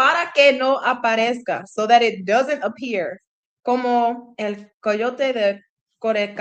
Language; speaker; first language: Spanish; non-native, learner; English